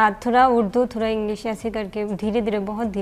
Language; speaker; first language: Hindi; non-native, learner; Bangla